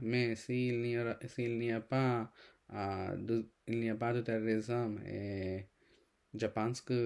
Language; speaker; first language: French; non-native, learner; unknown